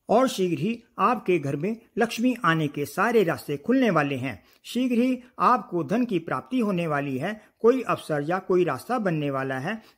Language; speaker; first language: Hindi; native; Hindi